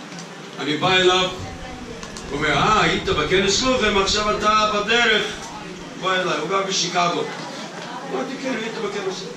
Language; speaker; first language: Hebrew; non-native, fluent; English